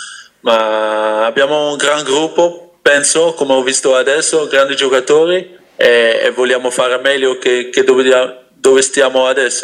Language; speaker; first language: Italian; non-native, fluent; Dutch